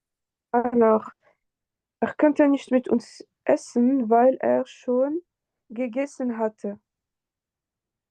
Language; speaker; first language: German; non-native, fluent; French